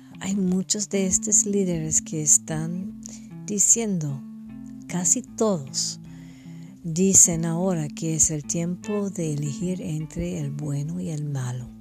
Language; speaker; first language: Spanish; non-native, fluent; French